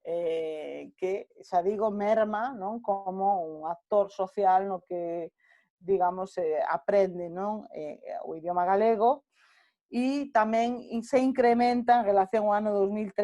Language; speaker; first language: Galician; non-native, local second language; Spanish